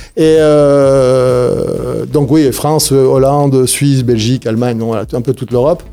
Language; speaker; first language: French; native; French